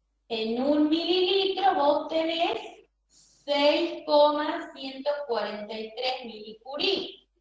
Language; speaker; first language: Spanish; native; Spanish